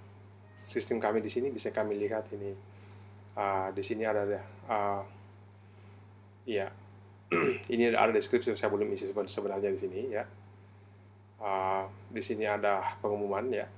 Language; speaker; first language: Indonesian; native; Indonesian